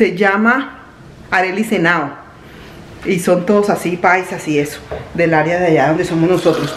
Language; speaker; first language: Spanish; native; Spanish